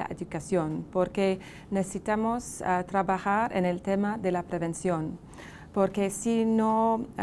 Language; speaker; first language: Spanish; non-native, fluent; English